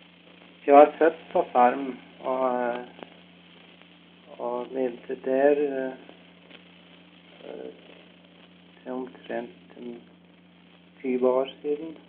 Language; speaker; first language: Norwegian; early bilingual, heritage; Norwegian